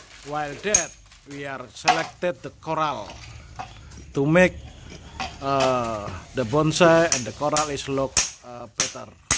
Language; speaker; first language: English; non-native, learner; Indonesian